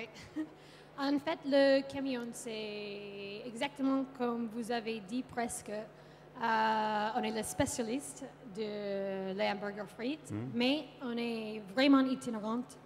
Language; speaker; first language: French; non-native, fluent; English